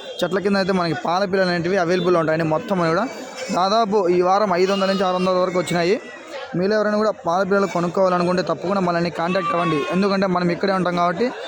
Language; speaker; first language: Telugu; native; Telugu